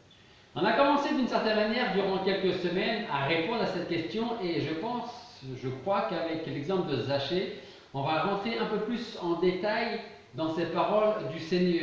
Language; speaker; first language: French; native; French